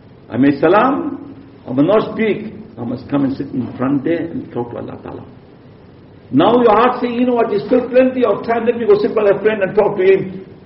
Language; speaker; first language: English; non-native, local second language; Urdu